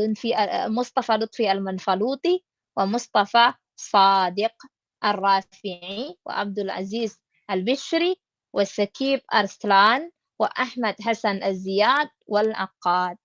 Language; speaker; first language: Arabic; non-native, fluent; Indonesian